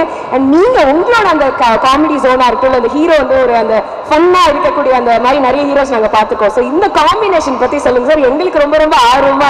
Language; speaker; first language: Tamil; native; Tamil